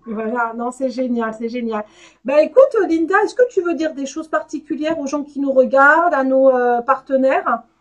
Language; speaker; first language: French; native; French